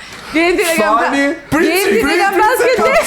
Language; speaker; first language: Albanian; native; Albanian